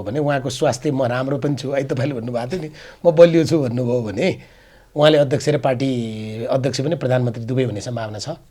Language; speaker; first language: Nepali; native; Nepali